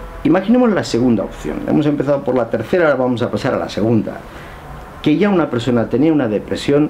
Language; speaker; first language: Spanish; native; Spanish